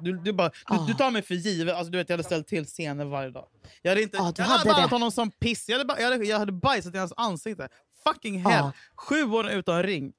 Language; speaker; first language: Swedish; native; Swedish